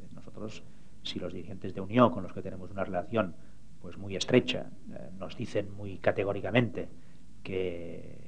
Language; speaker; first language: Spanish; non-native, local second language; Catalan